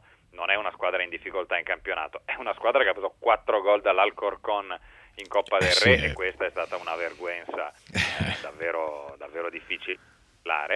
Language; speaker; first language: Italian; native; Italian